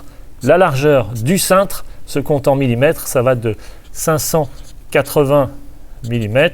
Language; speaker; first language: French; native; French